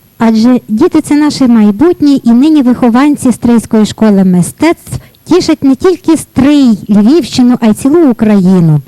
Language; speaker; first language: Ukrainian; native; Ukrainian